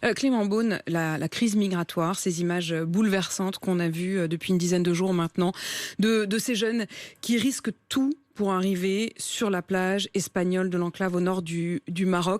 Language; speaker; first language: French; native; French